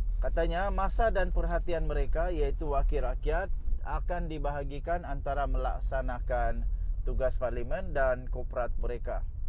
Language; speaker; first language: Malay; non-native, local second language; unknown